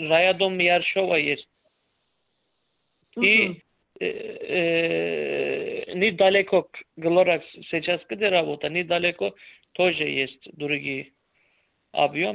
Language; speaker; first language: Russian; non-native, learner; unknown